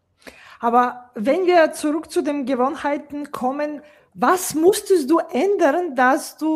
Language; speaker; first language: German; non-native, fluent; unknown